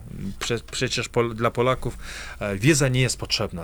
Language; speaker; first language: Polish; non-native, fluent; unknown